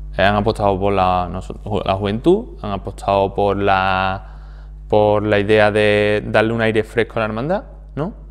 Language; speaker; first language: Spanish; native; Spanish